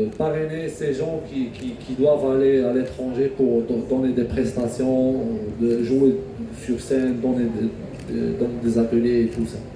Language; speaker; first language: French; non-native, local second language; Arabic